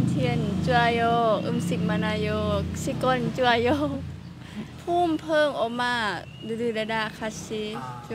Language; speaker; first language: Korean; non-native, learner; Lao